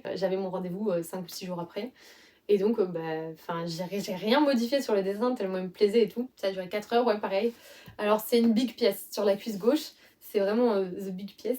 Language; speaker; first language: French; native; French